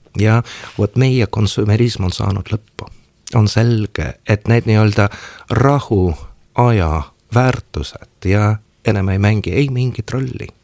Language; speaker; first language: Estonian; non-native, local second language; Russian